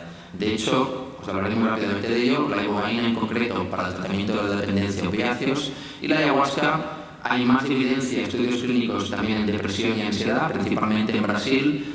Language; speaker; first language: Spanish; native; Spanish